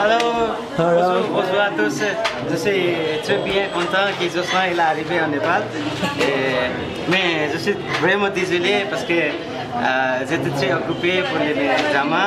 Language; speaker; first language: French; non-native, learner; Nepali